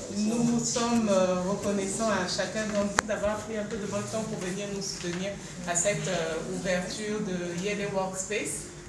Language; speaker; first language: French; non-native, local second language; Bambara